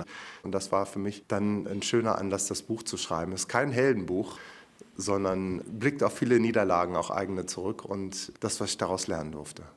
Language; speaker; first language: German; native; German